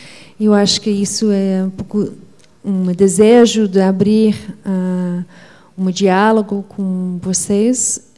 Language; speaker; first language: Portuguese; non-native, fluent; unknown